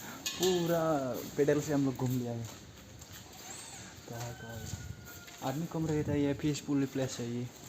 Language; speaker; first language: Hindi; non-native, local second language; Assamese